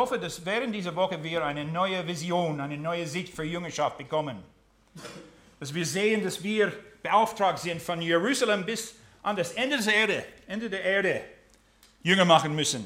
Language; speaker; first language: German; non-native, fluent; English